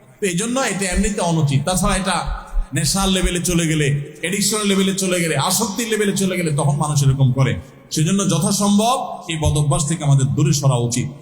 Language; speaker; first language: Bangla; native; Bangla